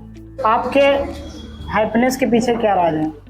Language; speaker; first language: Hindi; native; Hindi